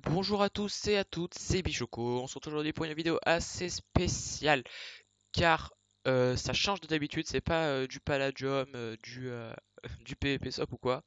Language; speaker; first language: French; native; French